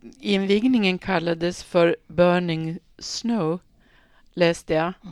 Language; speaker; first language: Swedish; native; Swedish